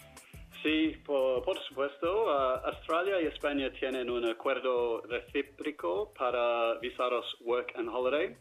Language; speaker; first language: Spanish; non-native, fluent; English